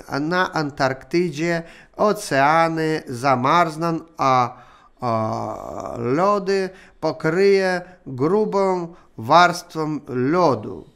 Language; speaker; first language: Polish; non-native, learner; Russian